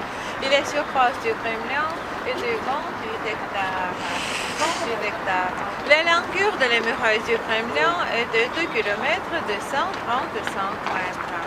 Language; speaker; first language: French; non-native, fluent; Russian